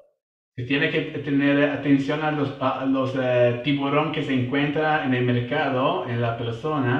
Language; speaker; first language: Spanish; non-native, fluent; Italian